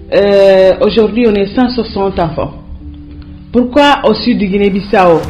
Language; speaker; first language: French; non-native, fluent; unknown